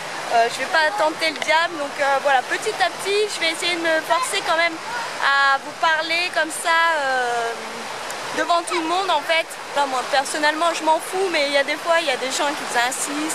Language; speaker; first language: French; native; French